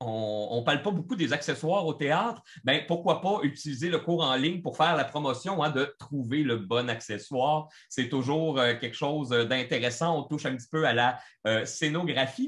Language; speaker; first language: French; native; French